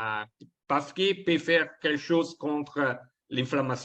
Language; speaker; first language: French; non-native, learner; Italian